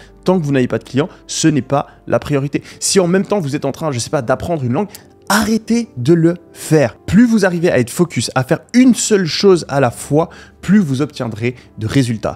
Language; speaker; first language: French; native; French